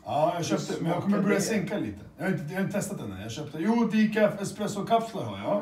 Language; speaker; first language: Swedish; early bilingual, other home language; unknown